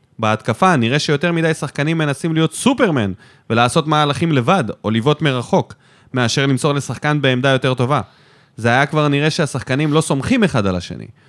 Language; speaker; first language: Hebrew; native; Hebrew